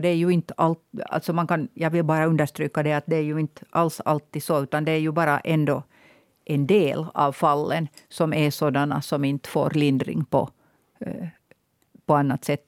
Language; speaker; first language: Swedish; native; Swedish